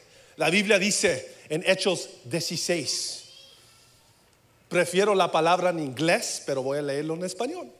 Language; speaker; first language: Spanish; early bilingual, heritage; English